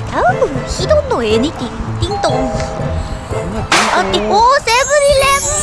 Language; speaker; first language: English; non-native, learner; Thai